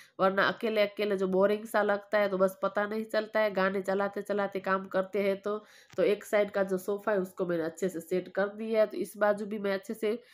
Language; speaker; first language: Hindi; non-native, local second language; Gujarati